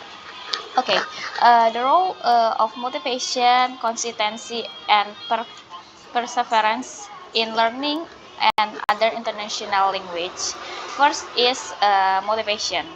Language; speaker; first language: English; non-native, learner; Indonesian